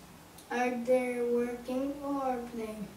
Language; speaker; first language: English; non-native, learner; Greek